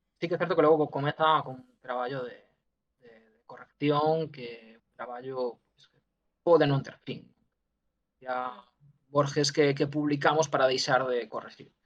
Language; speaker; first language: Galician; non-native, local second language; Spanish